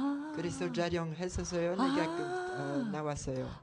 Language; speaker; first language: Korean; non-native, learner; French